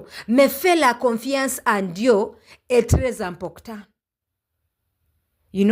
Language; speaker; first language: French; non-native, learner; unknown